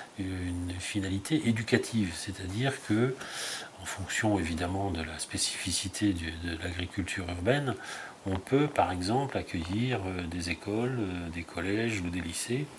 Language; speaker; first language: French; native; French